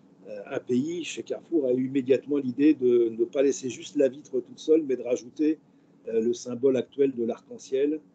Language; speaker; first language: French; native; French